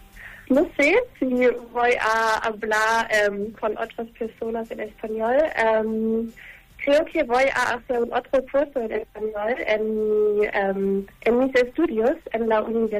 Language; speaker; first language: Spanish; non-native, learner; German